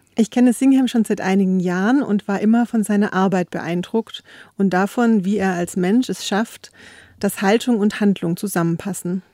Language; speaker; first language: German; native; German